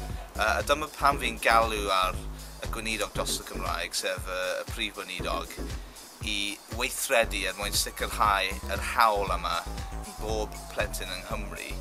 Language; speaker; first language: Welsh; non-native, local second language; English